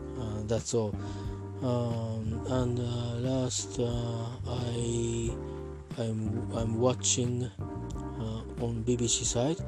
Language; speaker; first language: English; non-native, learner; Japanese